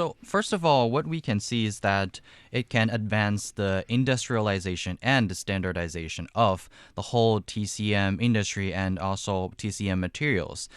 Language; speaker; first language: English; non-native, fluent; Chinese